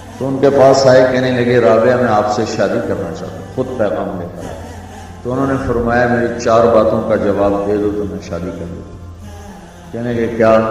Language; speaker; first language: Urdu; non-native, local second language; Punjabi